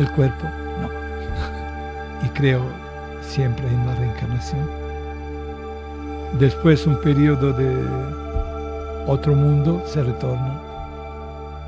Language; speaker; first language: Spanish; non-native, fluent; Italian